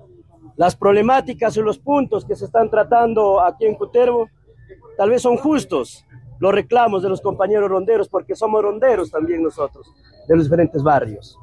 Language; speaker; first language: Spanish; native; Spanish